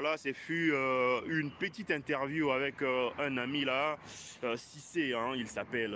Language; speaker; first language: French; non-native, local second language; Lingala